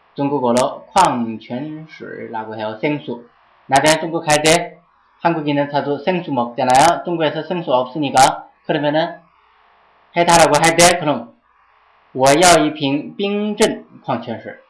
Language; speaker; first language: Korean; non-native, fluent; Chinese